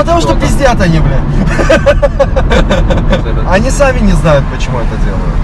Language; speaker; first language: Russian; native; Russian